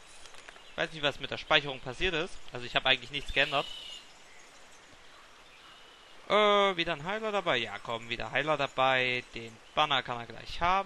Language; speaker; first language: German; native; German